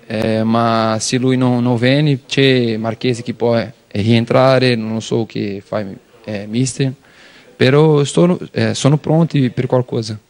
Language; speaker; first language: Italian; non-native, learner; Portuguese